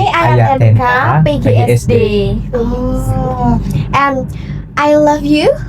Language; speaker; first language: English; non-native, learner; Indonesian